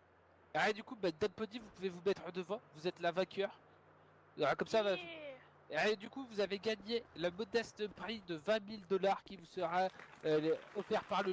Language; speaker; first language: French; native; French